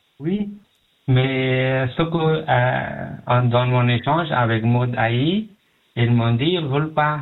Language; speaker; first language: French; non-native, learner; Pashto